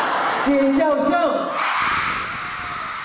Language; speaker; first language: Chinese; non-native, learner; Korean